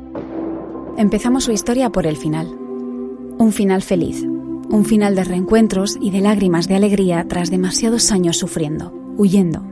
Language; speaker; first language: Spanish; native; Spanish